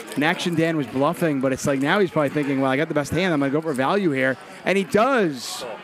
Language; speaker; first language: English; native; English